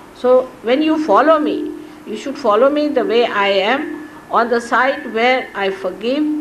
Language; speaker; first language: English; non-native, local second language; Marathi